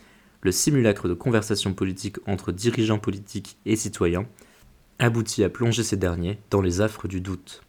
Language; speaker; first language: French; native; French